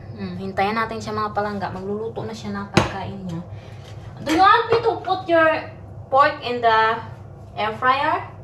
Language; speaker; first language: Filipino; non-native, local second language; Cebuano